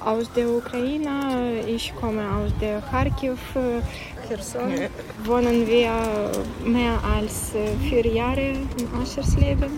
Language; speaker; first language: German; non-native, learner; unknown